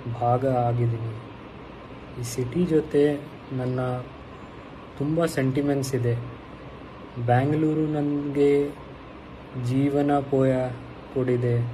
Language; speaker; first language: Kannada; non-native, local second language; Hindi